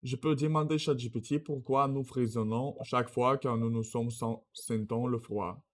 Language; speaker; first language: French; non-native, learner; Russian